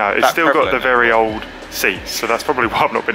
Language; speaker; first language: English; native; English